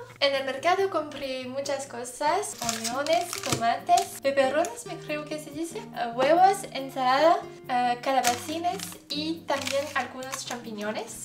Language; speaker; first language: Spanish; early bilingual, heritage; French